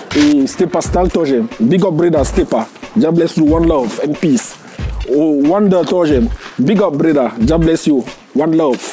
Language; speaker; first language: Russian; non-native, fluent; Jamaican Creole English